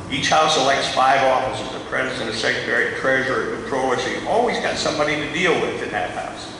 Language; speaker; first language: English; native; English